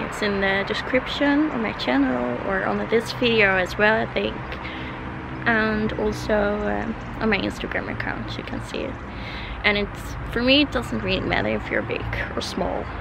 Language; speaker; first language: English; non-native, fluent; Dutch